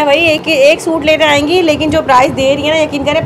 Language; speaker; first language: Urdu; native; Urdu